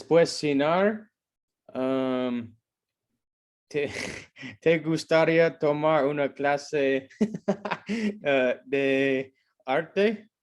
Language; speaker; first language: Spanish; non-native, learner; English